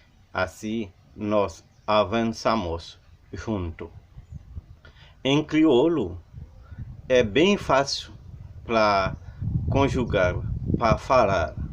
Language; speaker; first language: Portuguese; non-native, learner; Haitian Creole